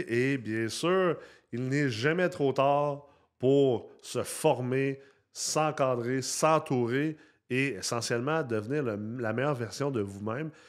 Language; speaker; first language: French; native; French